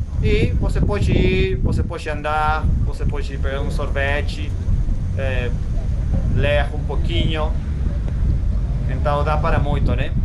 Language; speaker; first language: Portuguese; non-native, fluent; Spanish